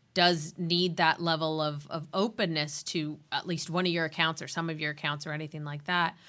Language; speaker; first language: English; native; English